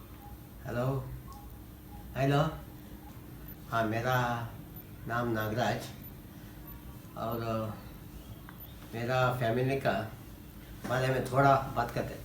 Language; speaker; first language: Hindi; non-native, local second language; Kannada